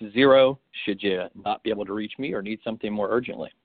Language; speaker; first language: English; native; English